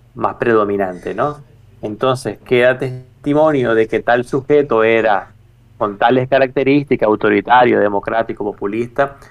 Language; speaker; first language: Spanish; native; Spanish